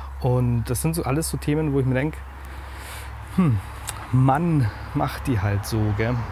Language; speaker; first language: German; native; German